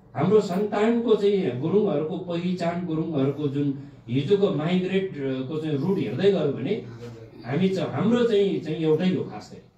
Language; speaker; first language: Nepali; non-native, local second language; Gurung